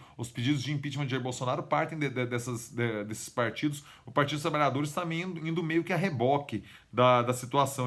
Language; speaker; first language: Portuguese; native; Portuguese